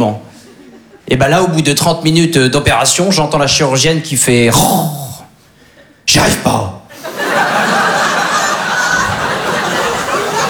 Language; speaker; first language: French; native; French